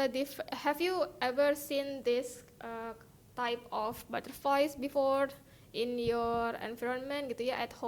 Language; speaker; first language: English; non-native, local second language; Indonesian